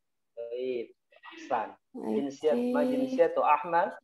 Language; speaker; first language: Arabic; non-native, fluent; Indonesian